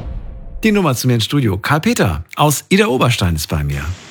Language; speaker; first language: German; native; German